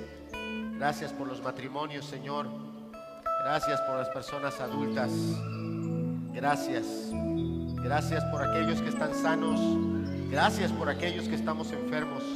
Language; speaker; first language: Spanish; native; Spanish